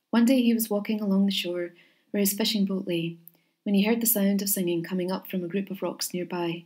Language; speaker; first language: English; native; English